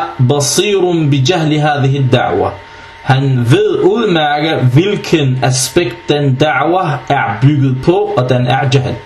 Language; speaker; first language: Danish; early bilingual, other home language; Arabic